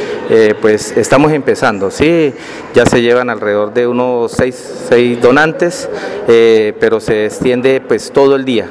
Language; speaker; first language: Spanish; native; Spanish